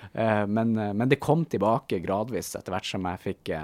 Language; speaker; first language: Norwegian; native; Norwegian